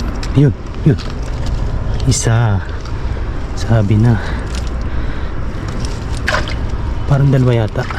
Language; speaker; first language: Filipino; native; Filipino